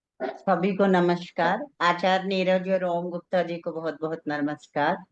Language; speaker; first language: Hindi; non-native, local second language; Telugu